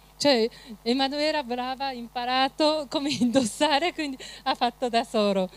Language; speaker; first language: Italian; non-native, fluent; Japanese